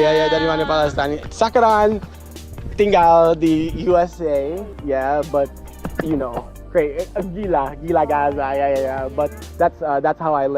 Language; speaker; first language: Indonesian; non-native, learner; English